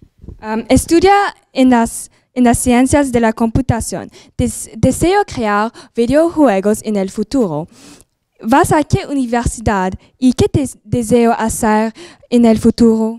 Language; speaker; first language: Spanish; non-native, learner; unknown